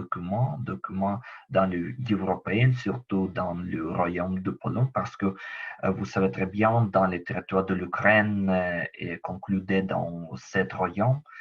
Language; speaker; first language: French; non-native, learner; Ukrainian